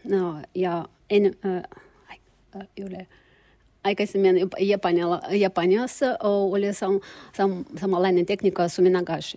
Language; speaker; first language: Finnish; non-native, learner; Russian